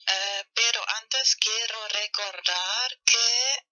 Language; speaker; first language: Spanish; non-native, fluent; German